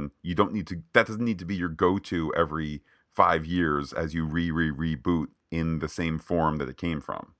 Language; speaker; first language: English; native; English